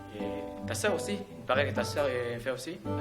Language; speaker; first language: French; non-native, learner; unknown